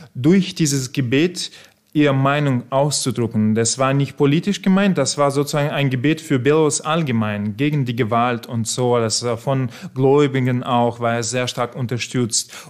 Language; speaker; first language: German; non-native, fluent; Russian